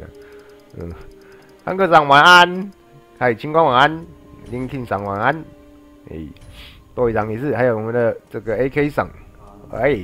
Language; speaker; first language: Chinese; native; Chinese